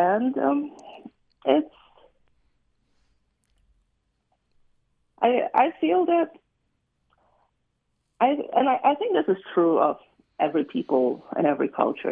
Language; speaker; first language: English; native; English